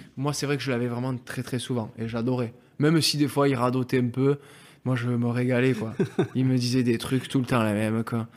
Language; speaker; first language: French; native; French